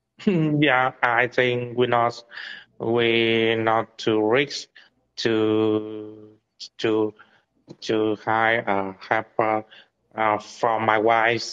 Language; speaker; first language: English; non-native, learner; Vietnamese